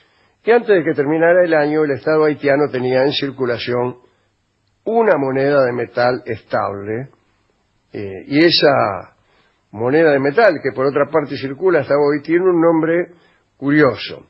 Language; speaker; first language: Spanish; native; Spanish